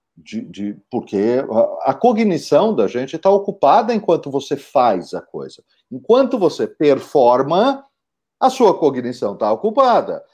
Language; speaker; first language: Portuguese; native; Portuguese